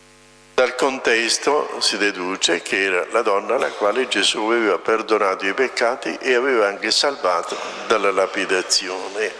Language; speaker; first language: Italian; native; Italian